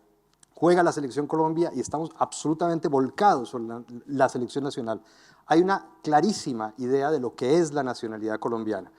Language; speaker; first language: Spanish; native; Spanish